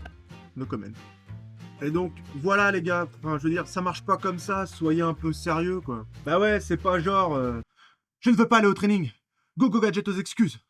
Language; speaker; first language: French; native; French